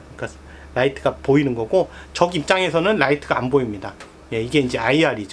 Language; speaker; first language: Korean; native; Korean